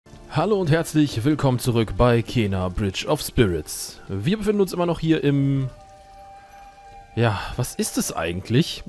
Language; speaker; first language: German; native; German